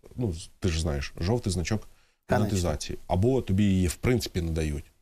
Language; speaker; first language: Ukrainian; native; Ukrainian